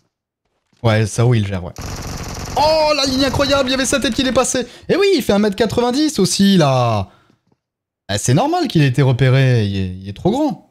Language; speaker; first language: French; native; French